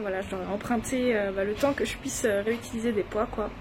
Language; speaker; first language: French; native; French